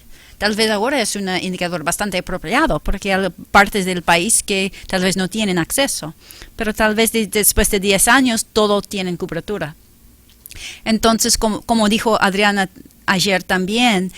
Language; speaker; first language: Spanish; non-native, fluent; English